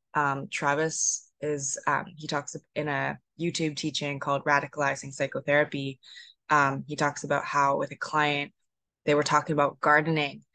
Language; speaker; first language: English; native; English